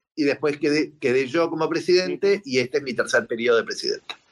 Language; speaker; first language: Spanish; native; Spanish